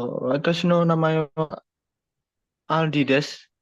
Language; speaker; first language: Japanese; non-native, learner; Indonesian